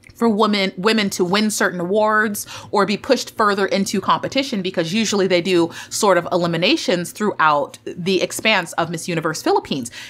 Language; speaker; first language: English; native; English